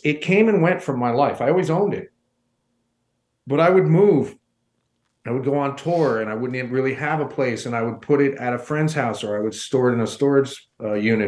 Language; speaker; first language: English; native; English